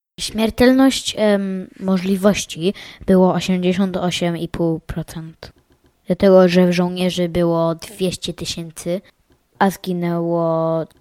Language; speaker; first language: Polish; early bilingual, heritage; Polish